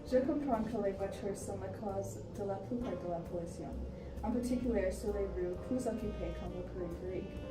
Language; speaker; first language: French; non-native, learner; English